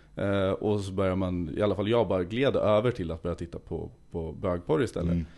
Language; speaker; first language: Swedish; native; Swedish